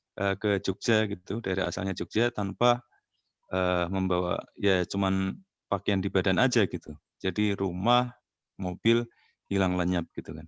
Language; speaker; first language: Indonesian; native; Indonesian